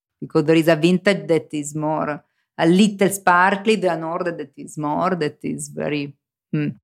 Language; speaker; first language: English; non-native, learner; Italian